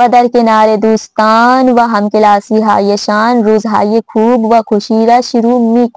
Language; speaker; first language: Persian; non-native, fluent; Urdu